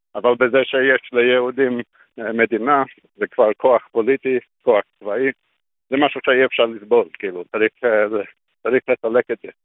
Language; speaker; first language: Hebrew; non-native, fluent; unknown